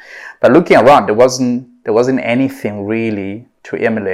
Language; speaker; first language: English; non-native, local second language; Southern Sotho